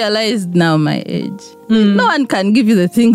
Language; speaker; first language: English; non-native, local second language; Ganda